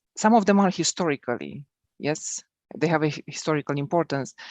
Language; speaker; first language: English; non-native, fluent; Romanian